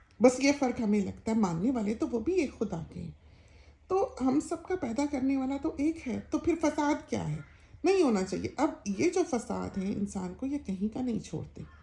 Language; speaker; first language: Urdu; native; Urdu